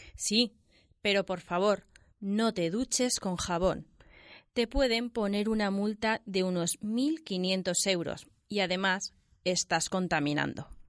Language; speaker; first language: Spanish; native; Spanish